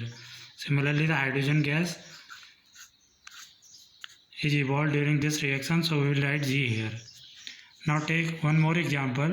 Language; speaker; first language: English; non-native, local second language; Hindi